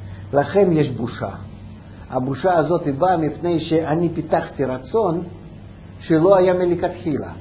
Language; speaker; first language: Hebrew; non-native, fluent; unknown